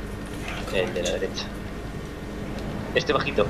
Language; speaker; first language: Spanish; native; Spanish